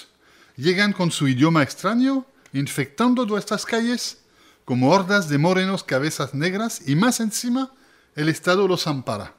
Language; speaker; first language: Spanish; native; Spanish